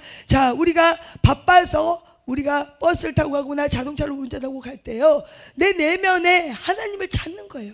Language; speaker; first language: Korean; native; Korean